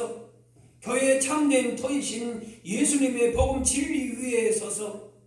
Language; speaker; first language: Korean; native; Korean